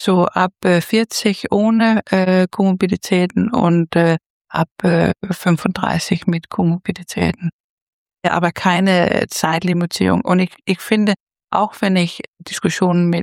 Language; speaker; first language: German; non-native, fluent; Danish